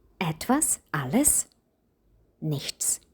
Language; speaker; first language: German; non-native, fluent; Ukrainian